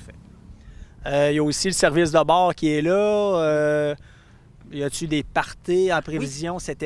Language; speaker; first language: French; native; French